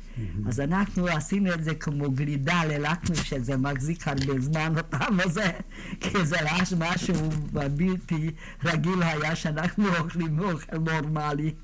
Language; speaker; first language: Hebrew; non-native, fluent; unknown